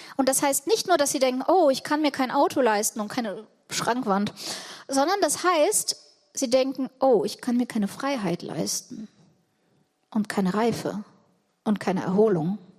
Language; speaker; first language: German; early bilingual, other home language; Russian